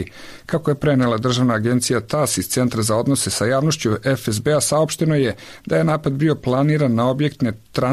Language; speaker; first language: Croatian; native; Croatian